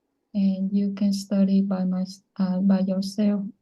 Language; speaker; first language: English; non-native, learner; Vietnamese